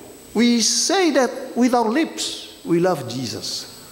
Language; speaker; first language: English; non-native, fluent; Indonesian